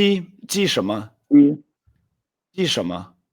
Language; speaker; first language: Chinese; non-native, fluent; Swedish